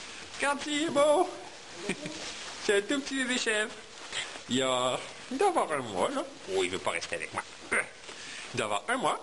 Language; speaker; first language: French; native; French